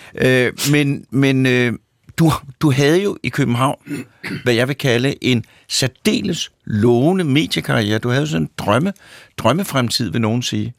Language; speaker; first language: Danish; native; Danish